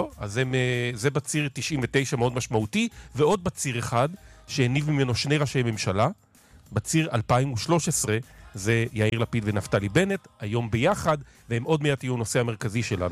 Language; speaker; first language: Hebrew; native; Hebrew